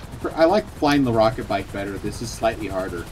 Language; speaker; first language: English; native; English